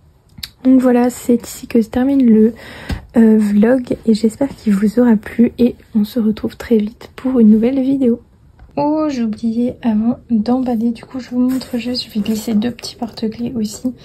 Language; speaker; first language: French; native; French